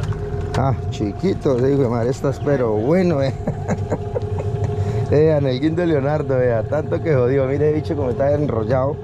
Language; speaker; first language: Spanish; native; Spanish